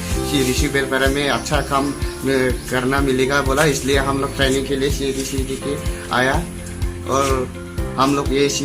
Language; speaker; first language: Hindi; non-native, local second language; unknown